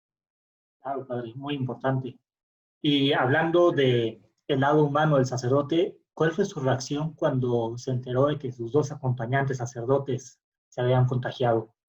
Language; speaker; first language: Spanish; native; Spanish